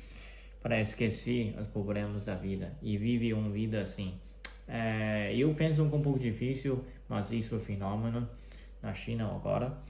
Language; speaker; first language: Portuguese; non-native, fluent; Chinese